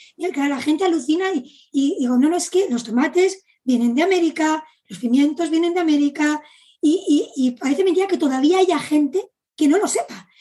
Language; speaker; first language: Spanish; native; Spanish